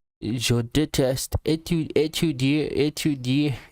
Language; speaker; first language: French; non-native, learner; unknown